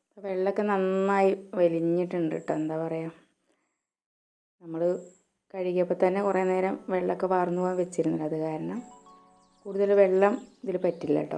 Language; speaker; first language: Malayalam; native; Malayalam